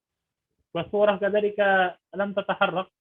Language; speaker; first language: Arabic; non-native, fluent; Indonesian